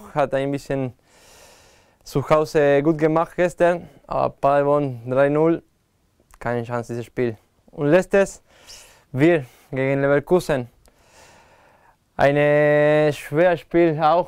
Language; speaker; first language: German; non-native, learner; Spanish